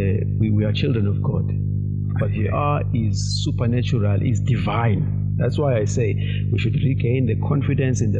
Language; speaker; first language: English; non-native, local second language; Zulu